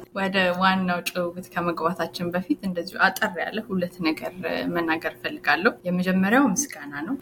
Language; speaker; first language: Amharic; native; Amharic